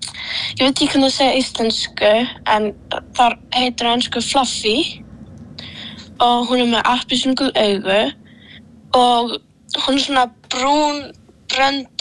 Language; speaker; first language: Icelandic; early bilingual, other home language; Polish